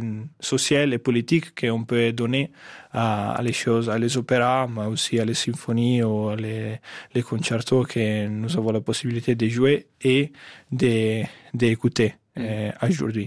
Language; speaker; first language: French; non-native, fluent; Italian